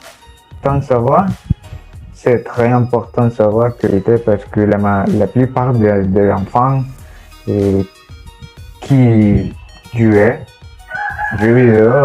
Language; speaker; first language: French; non-native, learner; Spanish